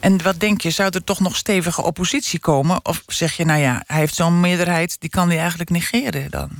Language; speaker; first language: Dutch; native; Dutch